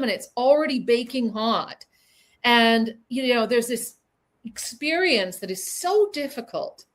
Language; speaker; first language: English; native; English